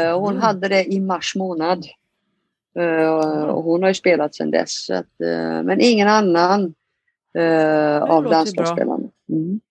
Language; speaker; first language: Swedish; native; Swedish